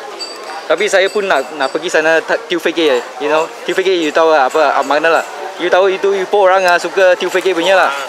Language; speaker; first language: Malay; non-native, local second language; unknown